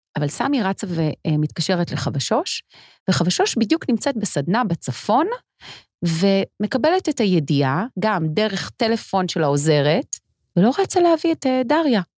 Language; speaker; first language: Hebrew; native; Hebrew